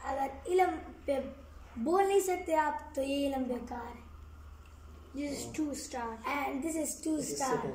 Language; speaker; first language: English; non-native, learner; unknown